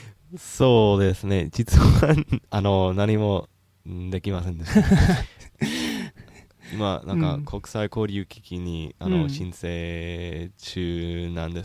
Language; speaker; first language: Japanese; non-native, learner; English